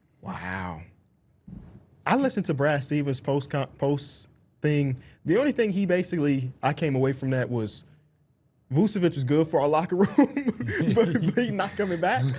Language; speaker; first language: English; native; English